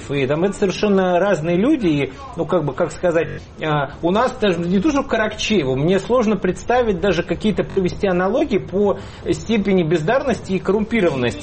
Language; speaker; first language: Russian; native; Russian